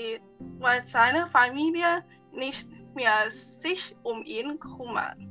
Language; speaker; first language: German; non-native, learner; Thai